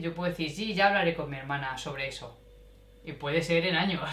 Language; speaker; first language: Spanish; native; Spanish